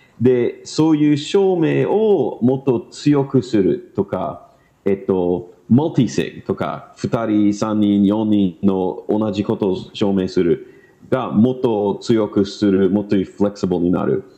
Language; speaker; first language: Japanese; non-native, learner; English